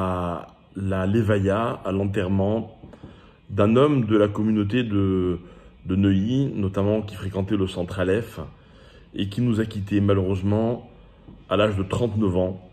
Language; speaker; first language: French; native; French